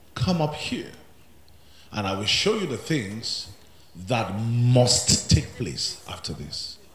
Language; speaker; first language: English; non-native, local second language; Yoruba